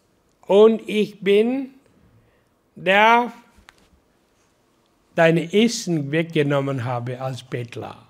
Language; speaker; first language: German; non-native, learner; Hindi